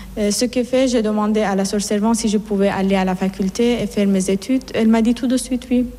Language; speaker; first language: French; non-native, fluent; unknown